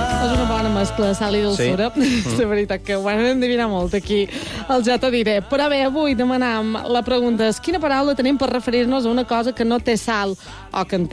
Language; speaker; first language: Catalan; native; Catalan